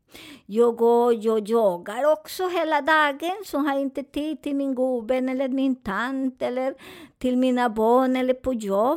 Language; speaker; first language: Swedish; non-native, fluent; Spanish